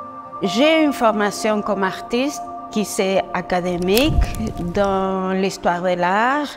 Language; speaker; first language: French; non-native, fluent; Spanish